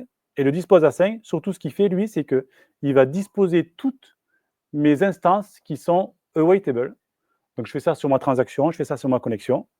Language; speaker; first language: French; native; French